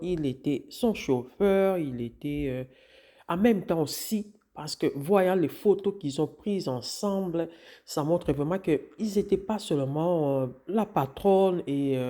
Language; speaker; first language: French; non-native, local second language; Lingala